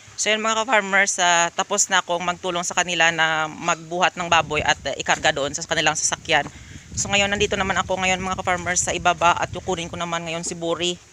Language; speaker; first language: Filipino; native; Filipino